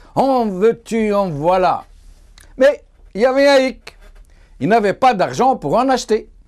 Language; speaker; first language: French; non-native, local second language; Arabic